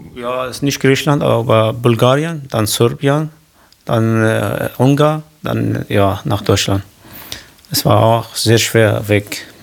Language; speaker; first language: German; non-native, learner; Kurdish